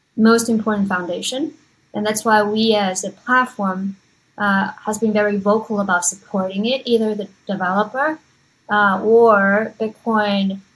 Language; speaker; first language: English; non-native, fluent; Chinese